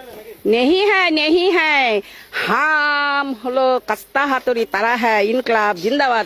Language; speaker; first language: Hindi; non-native, local second language; Bangla